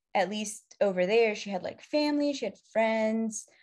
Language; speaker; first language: English; non-native, fluent; Arabic